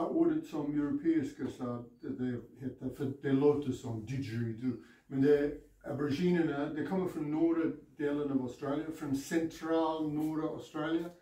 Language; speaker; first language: Swedish; non-native, learner; English